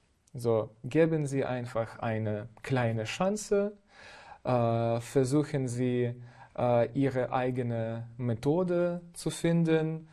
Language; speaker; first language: German; non-native, fluent; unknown